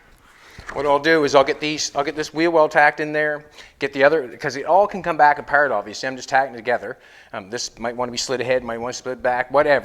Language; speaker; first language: English; native; English